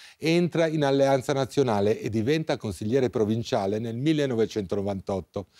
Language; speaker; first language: Italian; native; Italian